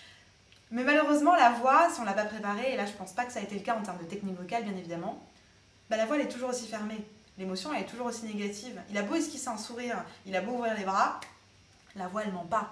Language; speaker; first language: French; native; French